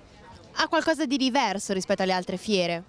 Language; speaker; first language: Italian; native; Italian